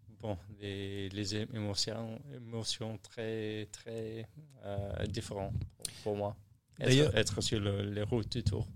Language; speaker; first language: French; non-native, learner; English